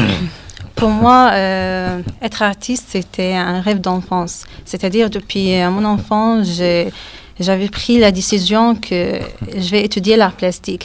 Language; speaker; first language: French; non-native, fluent; Arabic